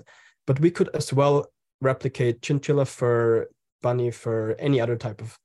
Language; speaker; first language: English; non-native, fluent; German